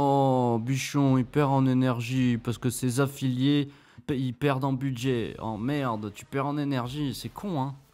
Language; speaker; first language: French; native; French